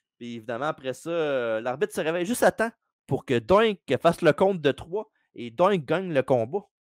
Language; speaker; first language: French; native; French